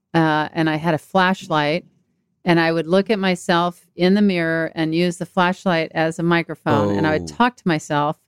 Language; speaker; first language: English; native; English